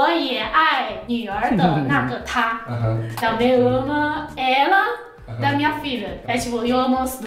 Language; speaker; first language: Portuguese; non-native, fluent; Chinese